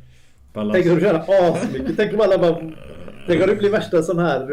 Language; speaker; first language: Swedish; native; Swedish